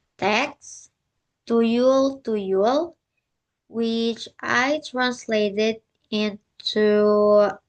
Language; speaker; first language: English; non-native, learner; Indonesian